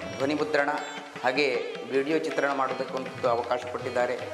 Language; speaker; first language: Kannada; non-native, local second language; Konkani